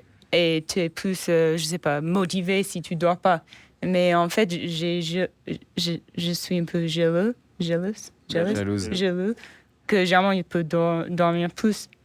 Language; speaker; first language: French; non-native, fluent; English